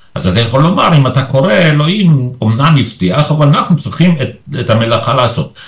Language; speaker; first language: Hebrew; early bilingual, other home language; Polish